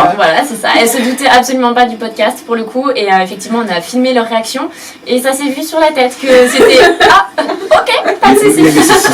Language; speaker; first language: French; native; French